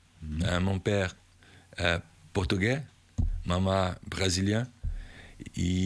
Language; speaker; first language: French; non-native, learner; Portuguese